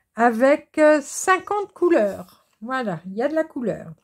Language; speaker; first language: French; native; French